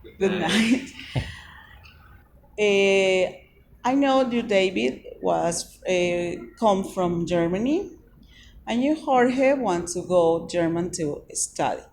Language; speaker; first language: English; non-native, learner; Spanish